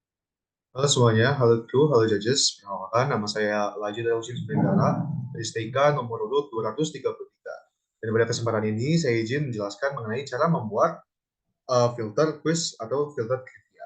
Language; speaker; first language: Indonesian; native; Indonesian